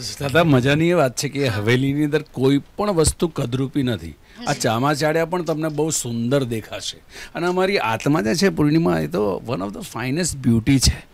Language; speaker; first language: Gujarati; native; Gujarati